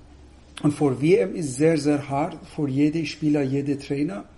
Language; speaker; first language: German; non-native, fluent; Persian